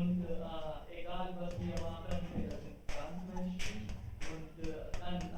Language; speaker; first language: German; non-native, fluent; Hindi